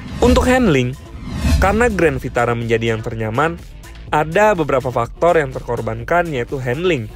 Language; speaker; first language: Indonesian; native; Indonesian